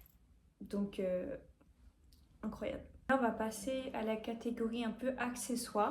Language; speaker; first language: French; native; French